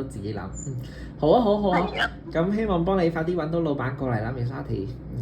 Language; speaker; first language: Cantonese; native; Cantonese